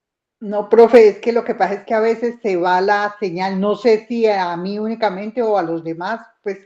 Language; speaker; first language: Spanish; native; Spanish